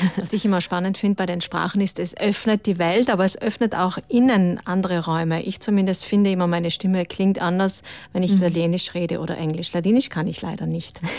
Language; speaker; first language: German; native; German